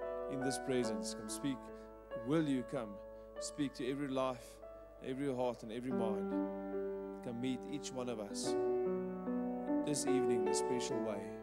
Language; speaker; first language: English; non-native, local second language; Afrikaans